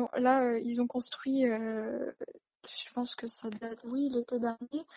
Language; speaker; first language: French; native; French